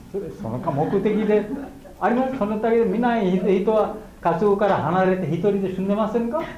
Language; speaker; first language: Japanese; non-native, learner; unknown